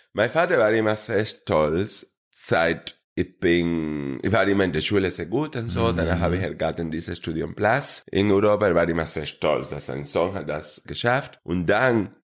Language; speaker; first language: German; non-native, fluent; Spanish